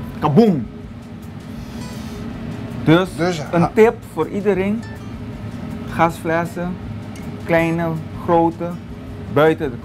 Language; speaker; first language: Dutch; non-native, local second language; Papiamento